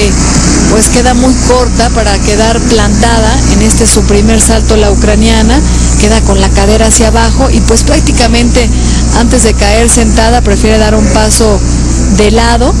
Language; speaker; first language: Spanish; native; Spanish